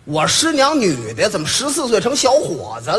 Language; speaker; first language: Chinese; native; Chinese